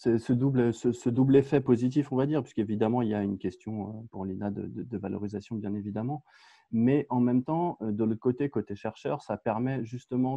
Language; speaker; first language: French; native; French